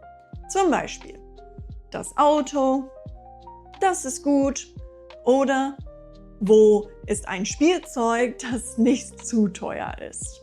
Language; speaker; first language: German; non-native, fluent; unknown